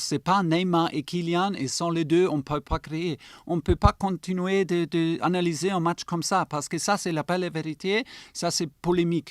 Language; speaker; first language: French; non-native, fluent; German